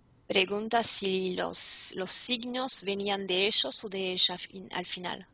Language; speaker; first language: Spanish; non-native, fluent; French